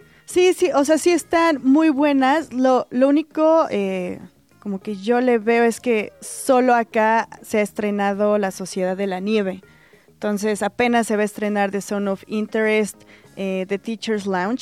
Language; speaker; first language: Spanish; native; Spanish